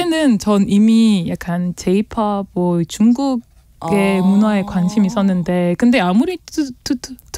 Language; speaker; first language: Korean; non-native, learner; French